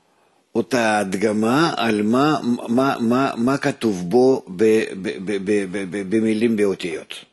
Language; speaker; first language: Hebrew; non-native, fluent; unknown